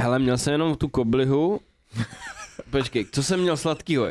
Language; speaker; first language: Czech; native; Czech